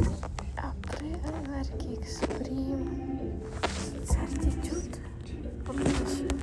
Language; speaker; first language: French; non-native, learner; Ukrainian